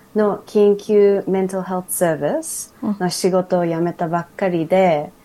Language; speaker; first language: Japanese; early bilingual, heritage; Japanese